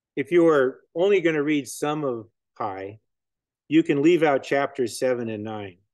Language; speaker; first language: English; native; English